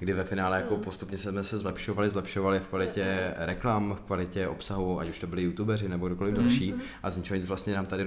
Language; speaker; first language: Czech; native; Czech